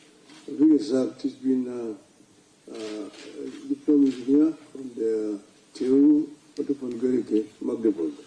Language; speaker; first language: German; non-native, fluent; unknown